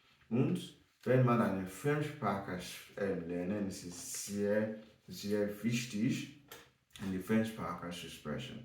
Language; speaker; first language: German; non-native, learner; English